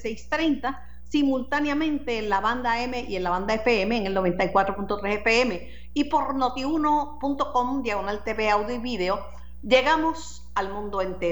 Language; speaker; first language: Spanish; native; Spanish